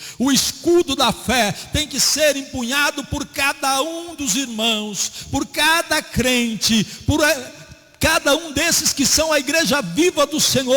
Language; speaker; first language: Portuguese; native; Portuguese